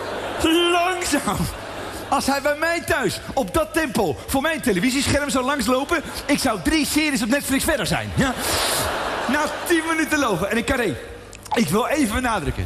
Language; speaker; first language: Dutch; native; Dutch